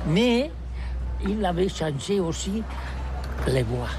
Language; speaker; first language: French; non-native, learner; Catalan